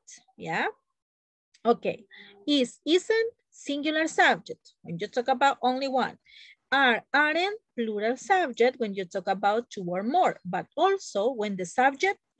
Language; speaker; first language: English; non-native, learner; Spanish